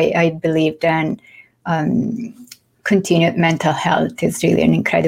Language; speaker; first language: English; non-native, fluent; Italian